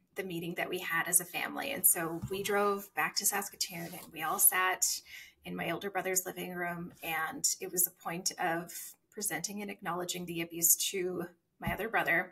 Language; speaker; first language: English; native; English